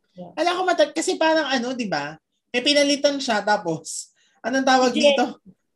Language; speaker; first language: Filipino; native; Filipino